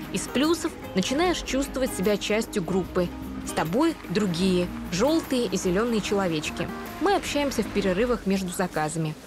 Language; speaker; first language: Russian; native; Russian